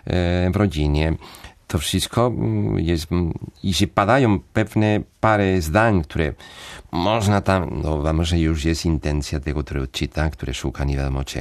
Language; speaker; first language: Polish; non-native, fluent; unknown